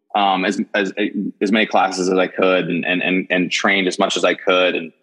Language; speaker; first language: English; native; English